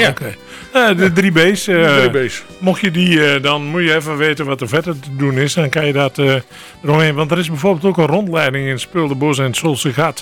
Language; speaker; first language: Dutch; native; Dutch